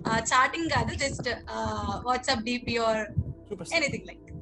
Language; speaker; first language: Telugu; native; Telugu